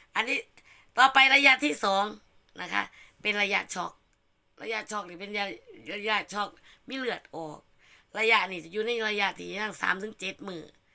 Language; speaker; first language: Thai; native; Thai